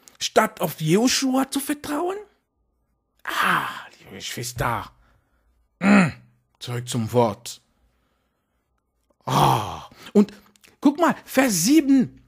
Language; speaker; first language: German; non-native, fluent; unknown